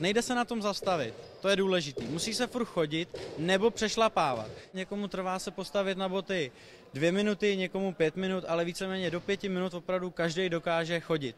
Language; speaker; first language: Czech; native; Czech